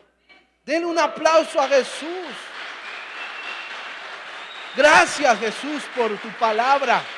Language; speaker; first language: Spanish; native; Spanish